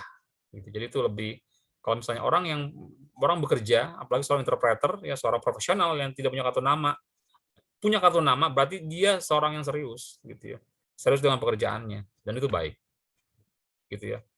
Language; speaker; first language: Indonesian; native; Indonesian